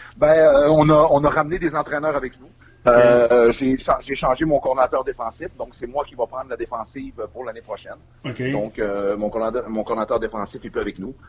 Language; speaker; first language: French; native; French